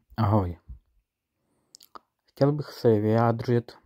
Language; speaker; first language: Czech; non-native, fluent; Ukrainian